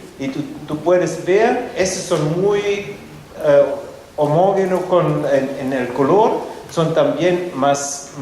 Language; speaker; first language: Spanish; non-native, fluent; German